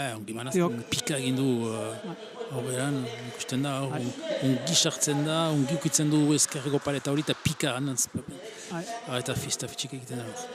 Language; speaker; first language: Basque; native; Basque